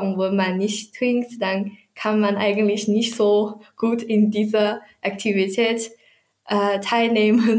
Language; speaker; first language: German; non-native, learner; Chinese